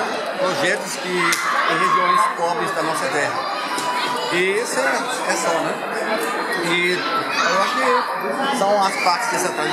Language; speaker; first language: Portuguese; non-native, fluent; German